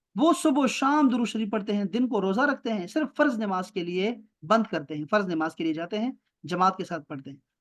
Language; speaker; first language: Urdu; non-native, local second language; Pashto